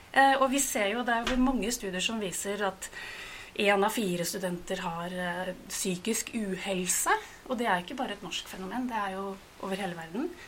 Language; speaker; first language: Norwegian; native; Norwegian